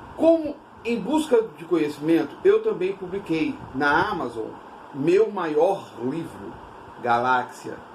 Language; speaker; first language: Portuguese; native; Portuguese